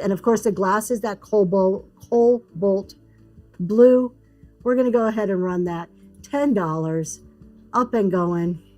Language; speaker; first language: English; native; English